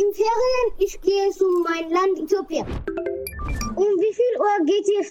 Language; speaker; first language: German; early bilingual, other home language; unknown